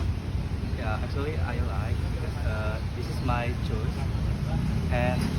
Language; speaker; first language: English; non-native, learner; Indonesian